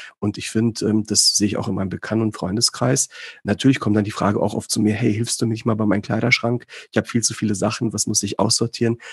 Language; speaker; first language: German; early bilingual, other home language; Greek